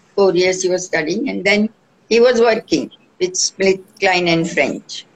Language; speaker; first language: English; non-native, local second language; Marathi